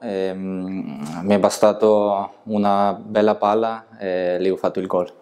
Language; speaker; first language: Italian; non-native, fluent; Bulgarian